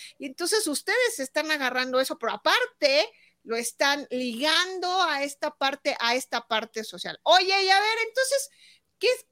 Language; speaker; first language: Spanish; native; Spanish